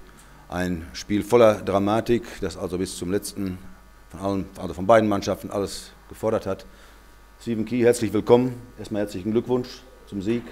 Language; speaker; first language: German; native; German